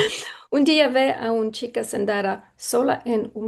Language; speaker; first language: Spanish; non-native, learner; English